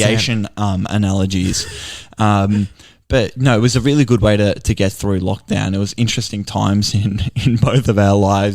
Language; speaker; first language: English; native; English